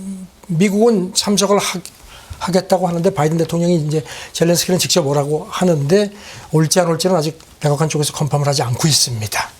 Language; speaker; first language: Korean; native; Korean